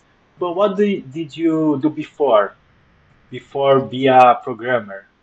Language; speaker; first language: English; non-native, fluent; Portuguese